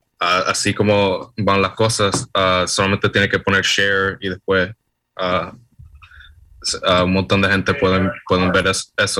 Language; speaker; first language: Spanish; early bilingual, heritage; Spanish